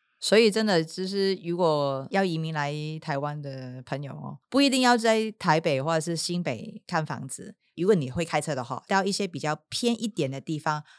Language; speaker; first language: Chinese; non-native, local second language; Cantonese